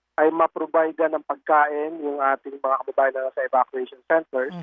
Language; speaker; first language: Filipino; native; Filipino